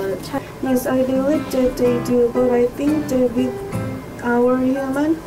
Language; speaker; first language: English; non-native, learner; Korean